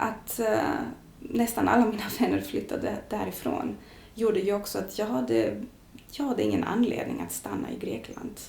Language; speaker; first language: Swedish; non-native, fluent; Greek